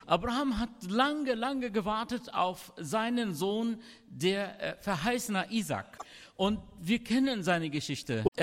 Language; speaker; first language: German; non-native, fluent; Arabic